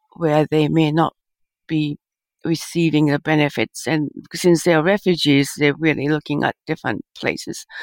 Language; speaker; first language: English; early bilingual, other home language; Japanese